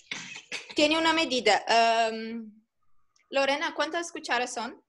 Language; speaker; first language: Spanish; non-native, fluent; Portuguese